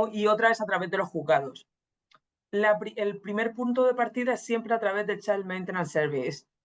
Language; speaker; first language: Spanish; native; Spanish